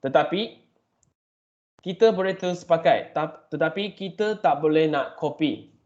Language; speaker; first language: Malay; non-native, local second language; Chinese